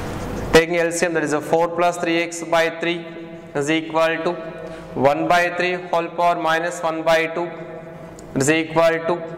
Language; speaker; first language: English; non-native, local second language; Telugu